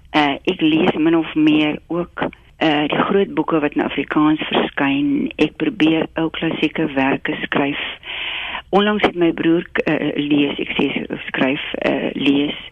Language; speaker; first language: Afrikaans; native; Afrikaans